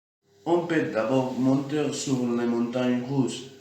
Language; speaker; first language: French; non-native, learner; Spanish